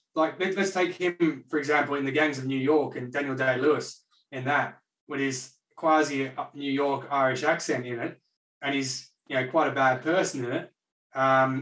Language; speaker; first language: English; native; English